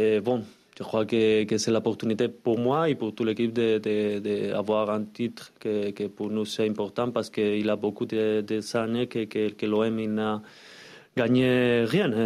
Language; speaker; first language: French; non-native, learner; Spanish